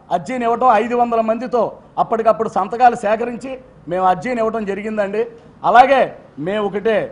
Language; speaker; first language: Telugu; native; Telugu